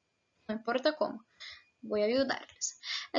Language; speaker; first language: Spanish; non-native, fluent; Portuguese